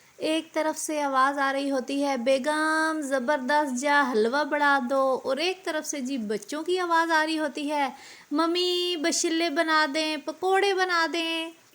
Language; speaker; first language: Urdu; non-native, local second language; Punjabi